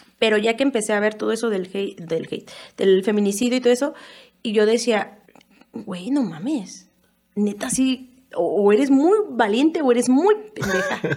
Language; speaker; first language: Spanish; native; Spanish